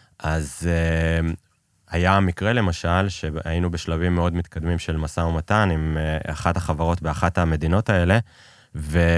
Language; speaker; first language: Hebrew; early bilingual, other home language; Persian